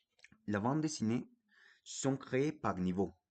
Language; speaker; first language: French; non-native, fluent; Spanish